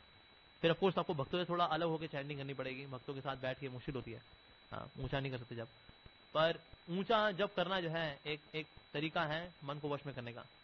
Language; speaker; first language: Hindi; native; Hindi